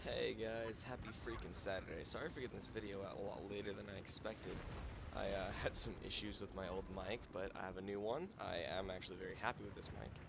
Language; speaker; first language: English; native; English